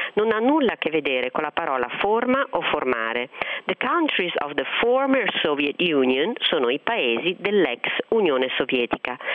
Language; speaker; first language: Italian; native; Italian